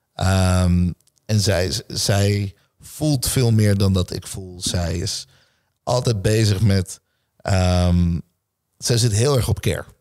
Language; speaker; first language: Dutch; early bilingual, other home language; Hebrew